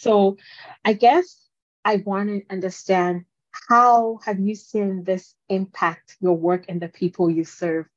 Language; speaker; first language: English; non-native, local second language; Akan